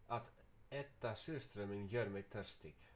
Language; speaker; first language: Swedish; non-native, learner; English